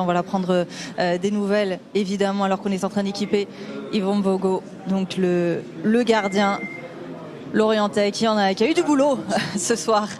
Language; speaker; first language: French; native; French